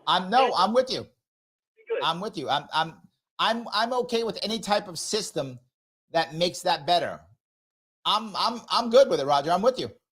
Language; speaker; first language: English; native; English